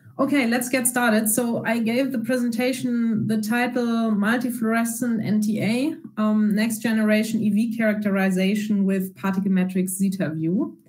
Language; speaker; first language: English; non-native, fluent; German